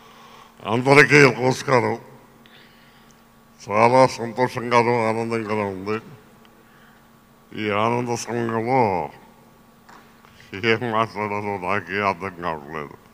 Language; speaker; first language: Telugu; native; Telugu